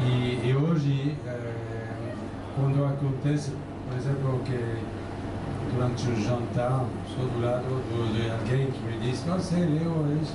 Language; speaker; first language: Portuguese; non-native, fluent; French